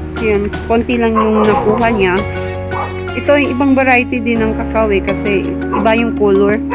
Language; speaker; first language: Filipino; non-native, local second language; Cebuano